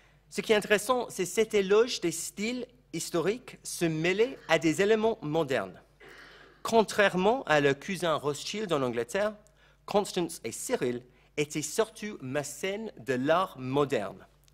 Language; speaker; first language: French; non-native, fluent; English